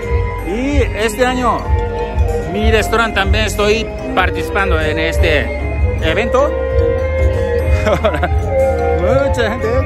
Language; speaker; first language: Spanish; non-native, learner; Japanese